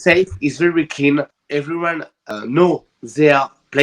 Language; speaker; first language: English; non-native, learner; French